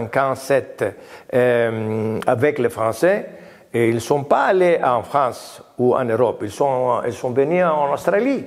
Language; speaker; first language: French; non-native, learner; Greek